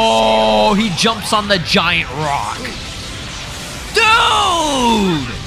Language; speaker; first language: English; native; English